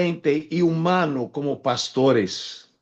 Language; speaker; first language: Spanish; non-native, fluent; English